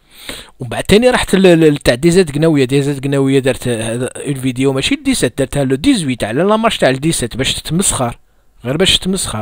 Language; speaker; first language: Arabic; native; Arabic